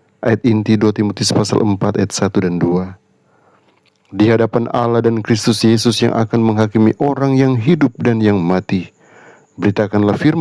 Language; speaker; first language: Indonesian; native; Indonesian